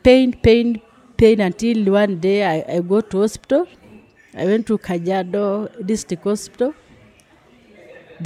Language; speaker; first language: English; non-native, local second language; Masai